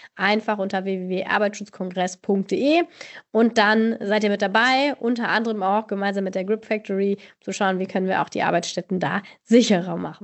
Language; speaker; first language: German; native; German